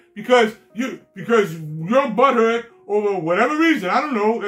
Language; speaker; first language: English; native; English